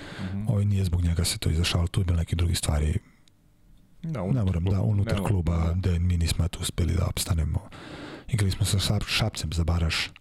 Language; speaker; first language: Serbian; native; Serbian